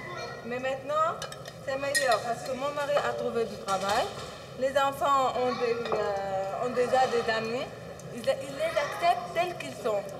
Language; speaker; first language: French; non-native, fluent; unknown